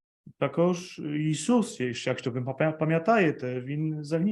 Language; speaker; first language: Ukrainian; non-native, fluent; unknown